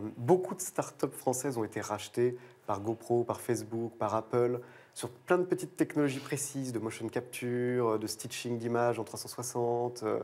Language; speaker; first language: French; native; French